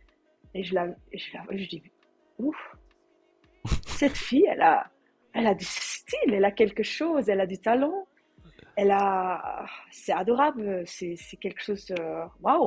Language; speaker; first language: French; non-native, learner; Dutch